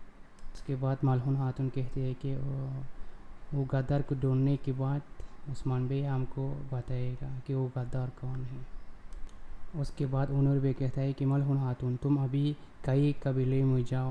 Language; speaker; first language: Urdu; non-native, local second language; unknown